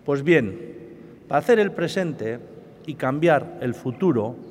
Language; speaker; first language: Spanish; native; Spanish